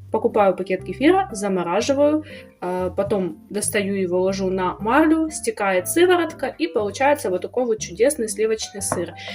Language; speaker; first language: Russian; native; Russian